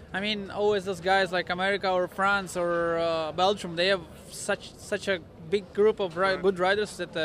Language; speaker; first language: English; non-native, fluent; Italian